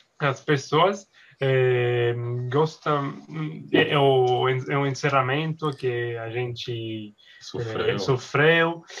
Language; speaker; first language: Portuguese; non-native, learner; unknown